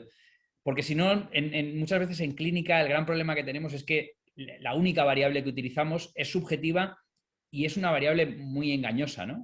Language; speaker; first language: Spanish; native; Spanish